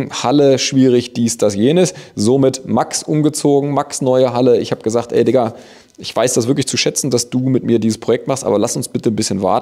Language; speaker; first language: German; native; German